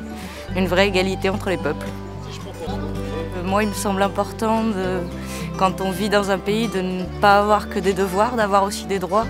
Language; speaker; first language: French; native; French